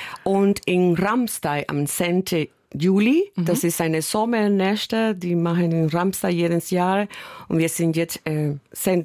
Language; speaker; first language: German; non-native, fluent; Spanish